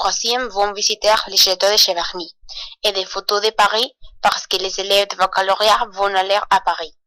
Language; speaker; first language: French; non-native, learner; Spanish